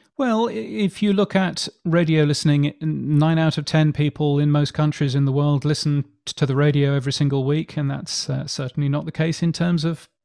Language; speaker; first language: English; native; English